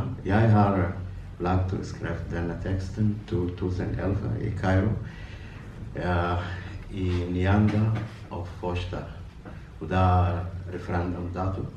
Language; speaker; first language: Norwegian; non-native, learner; Arabic